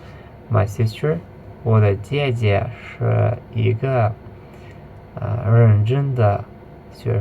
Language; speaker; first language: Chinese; non-native, learner; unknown